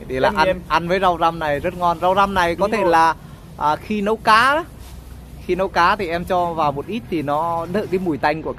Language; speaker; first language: Vietnamese; native; Vietnamese